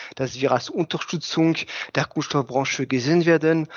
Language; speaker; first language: German; non-native, fluent; French